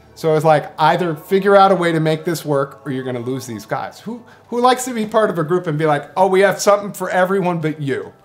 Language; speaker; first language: English; native; English